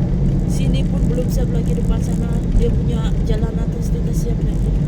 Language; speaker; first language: Malay; native; Malay